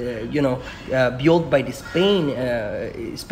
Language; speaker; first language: English; non-native, fluent; Spanish